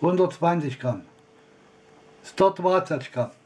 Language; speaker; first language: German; non-native, learner; Russian